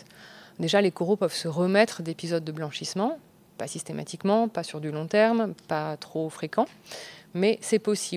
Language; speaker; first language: French; native; French